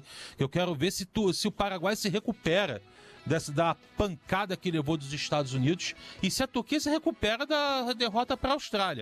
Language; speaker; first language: Portuguese; native; Portuguese